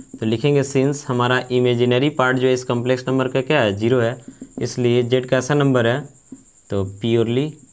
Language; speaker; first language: Hindi; native; Hindi